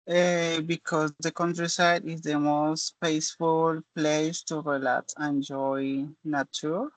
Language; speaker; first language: English; non-native, learner; Spanish